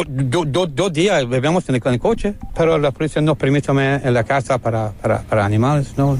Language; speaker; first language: Spanish; non-native, learner; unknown